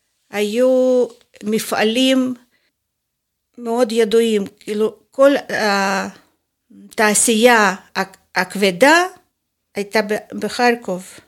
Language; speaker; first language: Hebrew; non-native, fluent; Russian